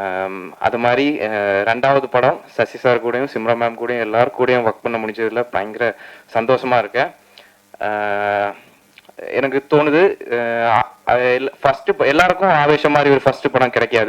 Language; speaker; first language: Tamil; non-native, fluent; Malayalam